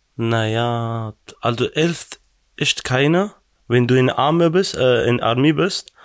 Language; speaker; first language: German; non-native, fluent; Persian